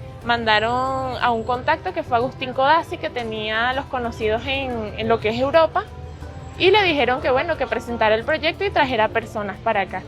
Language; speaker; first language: Spanish; native; Spanish